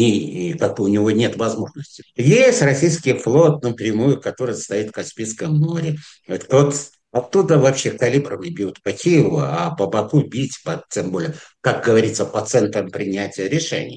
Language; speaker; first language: Russian; non-native, fluent; Azerbaijani